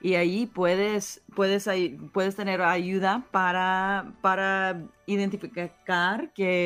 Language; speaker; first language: Spanish; early bilingual, heritage; English